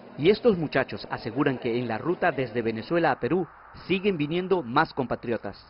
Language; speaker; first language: Spanish; native; Spanish